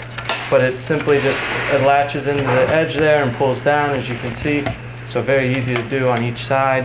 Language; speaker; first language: English; native; English